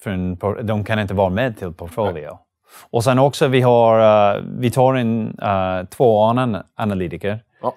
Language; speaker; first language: Swedish; non-native, learner; English